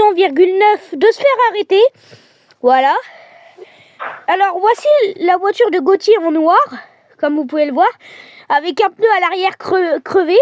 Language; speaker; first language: French; native; French